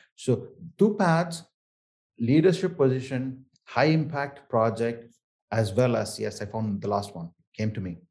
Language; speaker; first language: English; non-native, local second language; Tamil